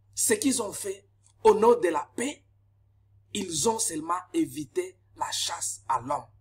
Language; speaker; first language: French; non-native, local second language; Lingala